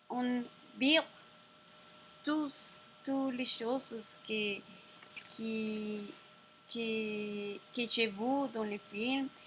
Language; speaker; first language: French; non-native, learner; Spanish